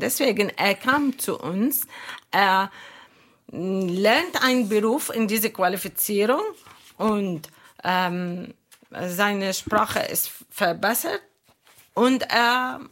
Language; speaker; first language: German; non-native, fluent; Arabic